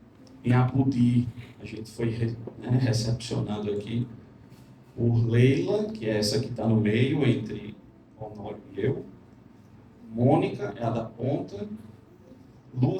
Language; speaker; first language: Portuguese; native; Portuguese